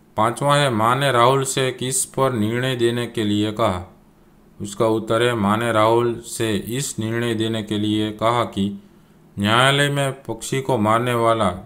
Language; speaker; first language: Hindi; non-native, local second language; Gujarati